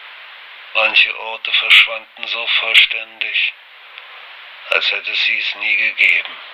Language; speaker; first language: German; native; German